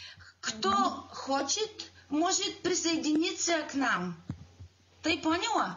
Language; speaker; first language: Russian; non-native, learner; Bulgarian